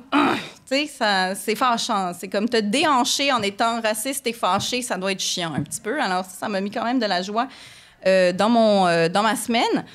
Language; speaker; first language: French; native; French